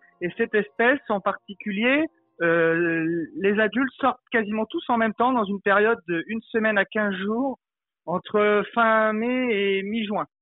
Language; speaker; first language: French; native; French